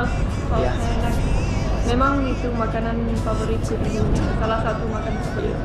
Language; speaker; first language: Indonesian; non-native, fluent; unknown